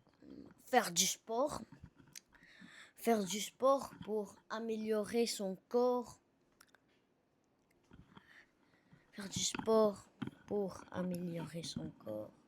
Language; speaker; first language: French; non-native, learner; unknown